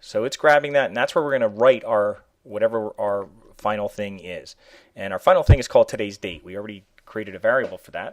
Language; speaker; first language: English; native; English